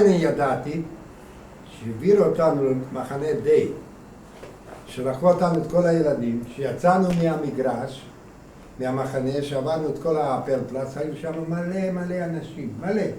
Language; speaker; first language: Hebrew; non-native, fluent; Hungarian